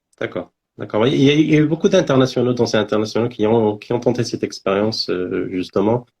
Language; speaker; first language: French; non-native, local second language; Arabic